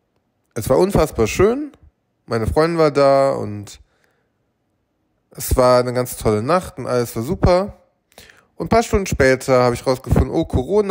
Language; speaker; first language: German; native; German